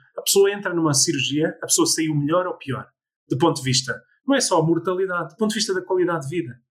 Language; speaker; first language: Portuguese; early bilingual, other home language; English